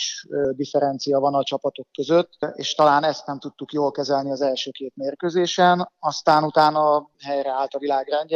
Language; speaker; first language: Hungarian; native; Hungarian